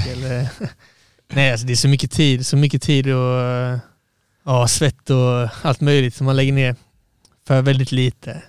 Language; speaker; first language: Swedish; native; Swedish